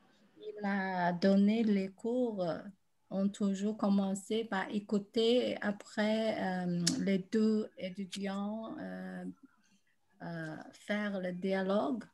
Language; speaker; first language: French; non-native, learner; Chinese